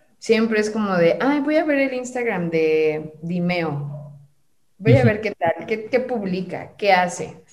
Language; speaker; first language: Spanish; native; Spanish